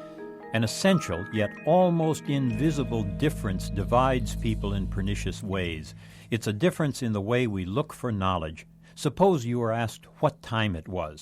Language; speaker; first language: English; native; English